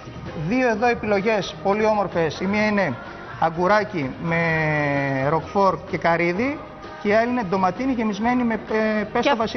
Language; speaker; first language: Greek; native; Greek